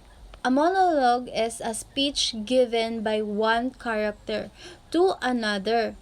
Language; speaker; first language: English; non-native, fluent; Filipino